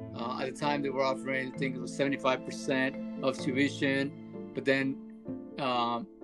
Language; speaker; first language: English; early bilingual, other home language; Spanish